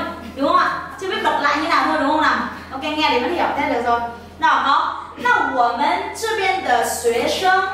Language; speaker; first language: Chinese; non-native, fluent; Vietnamese